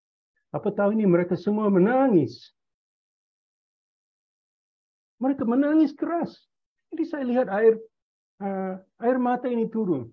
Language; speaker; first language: Indonesian; non-native, fluent; English